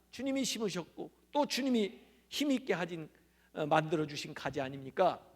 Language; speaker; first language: Korean; native; Korean